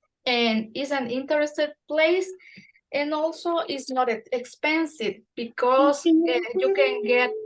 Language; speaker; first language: English; non-native, fluent; Spanish